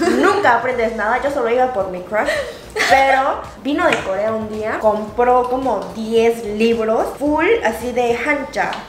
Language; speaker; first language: Spanish; early bilingual, other home language; Korean